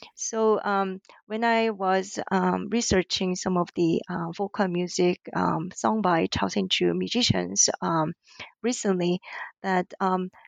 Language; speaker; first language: English; non-native, fluent; Korean